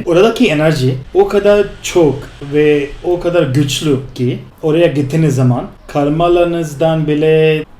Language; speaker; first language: Turkish; non-native, fluent; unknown